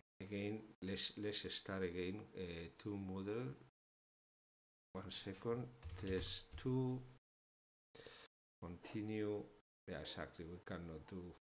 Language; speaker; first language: English; non-native, fluent; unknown